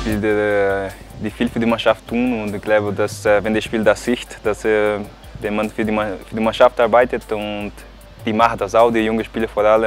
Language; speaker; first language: German; non-native, fluent; Portuguese